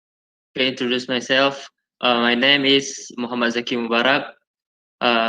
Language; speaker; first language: English; non-native, fluent; Indonesian